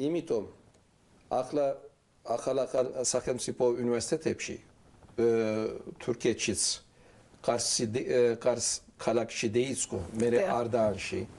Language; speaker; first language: Georgian; early bilingual, heritage; Turkish